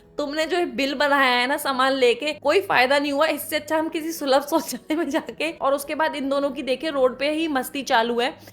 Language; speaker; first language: Hindi; native; Hindi